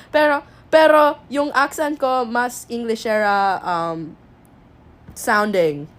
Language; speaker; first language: Filipino; non-native, learner; English